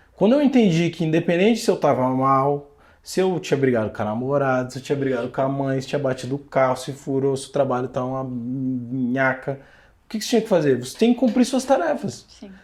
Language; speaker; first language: Portuguese; native; Portuguese